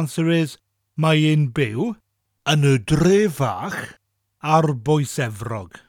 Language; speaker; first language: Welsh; non-native, fluent; English